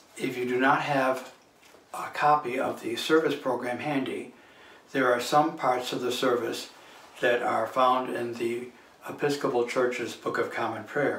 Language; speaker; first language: English; native; English